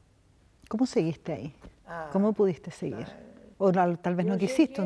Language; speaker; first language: Spanish; native; Spanish